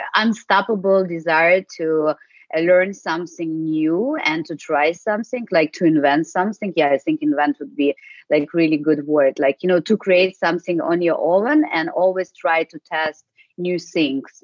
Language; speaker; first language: English; non-native, fluent; Ukrainian